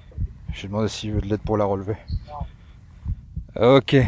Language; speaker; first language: French; native; French